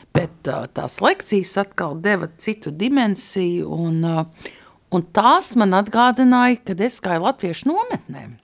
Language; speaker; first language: Latvian; early bilingual, heritage; Latvian